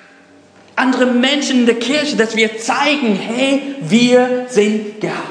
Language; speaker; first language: German; non-native, fluent; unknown